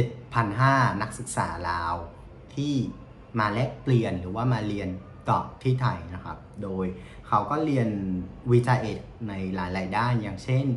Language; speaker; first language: Thai; non-native, fluent; Vietnamese